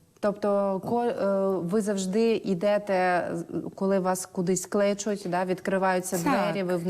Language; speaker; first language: Ukrainian; native; Ukrainian